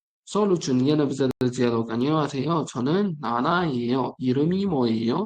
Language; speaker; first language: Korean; non-native, fluent; Uzbek